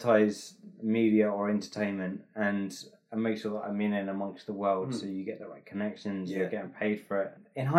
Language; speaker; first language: English; native; English